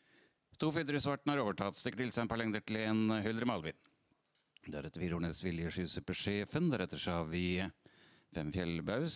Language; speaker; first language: Norwegian; native; Norwegian